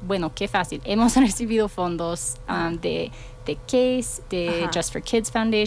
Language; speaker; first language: Spanish; non-native, fluent; English